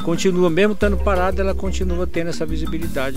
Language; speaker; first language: Portuguese; native; Portuguese